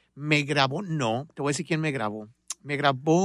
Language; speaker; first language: Spanish; native; Spanish